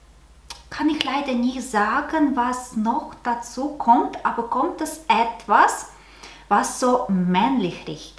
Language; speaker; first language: German; non-native, learner; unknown